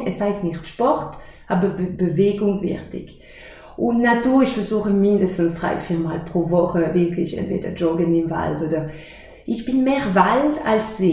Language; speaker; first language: German; non-native, fluent; French